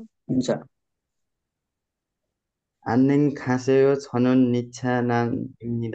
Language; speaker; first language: Korean; non-native, learner; Nepali